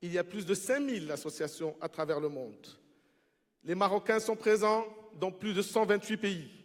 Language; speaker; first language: French; non-native, local second language; Arabic